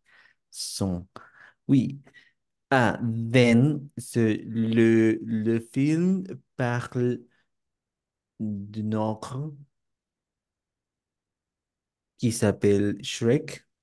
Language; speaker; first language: French; non-native, learner; English